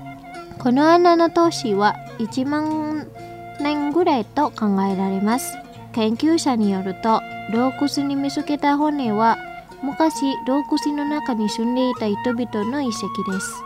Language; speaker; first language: Japanese; non-native, fluent; Indonesian